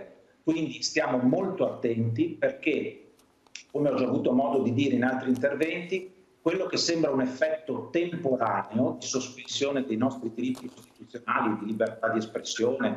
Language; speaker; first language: Italian; native; Italian